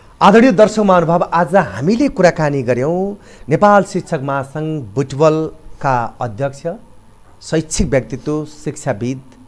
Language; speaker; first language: Nepali; native; Nepali